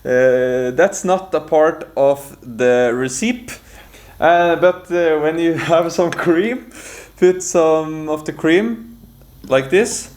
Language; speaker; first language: English; non-native, fluent; Norwegian